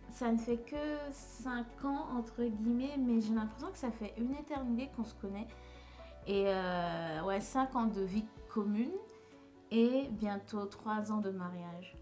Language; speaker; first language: French; non-native, local second language; Haitian Creole